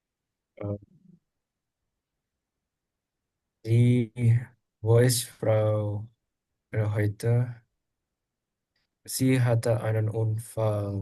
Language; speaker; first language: German; non-native, learner; Indonesian